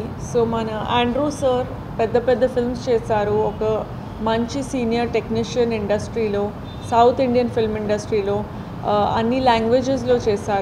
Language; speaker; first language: Telugu; non-native, fluent; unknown